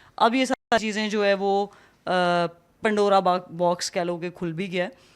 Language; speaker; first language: Urdu; non-native, local second language; Pahari-Potwari